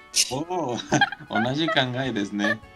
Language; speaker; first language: Japanese; non-native, learner; Spanish